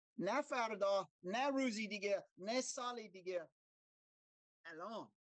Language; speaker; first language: Persian; non-native, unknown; German